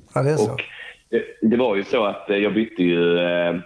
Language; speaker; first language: Swedish; native; Swedish